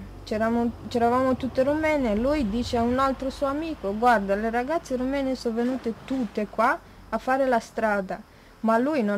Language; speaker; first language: Italian; non-native, fluent; Romanian